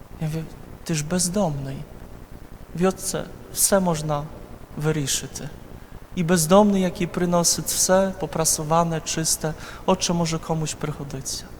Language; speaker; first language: Ukrainian; non-native, fluent; Polish